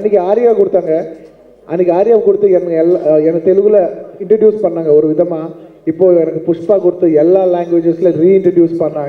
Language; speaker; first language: Tamil; non-native, fluent; Telugu